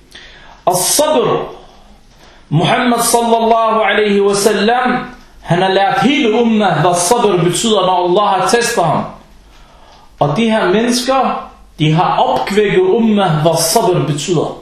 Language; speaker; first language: Danish; non-native, fluent; Arabic